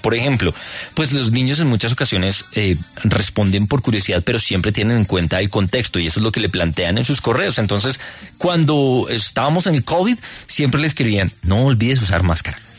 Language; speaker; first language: Spanish; native; Spanish